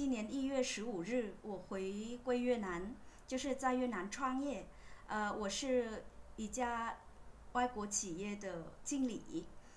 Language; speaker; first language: Chinese; non-native, fluent; Vietnamese